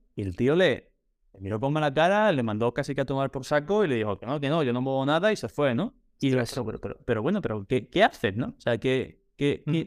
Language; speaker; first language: Spanish; native; Spanish